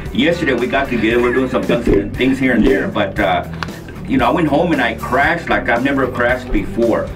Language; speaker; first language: English; early bilingual, other home language; Spanish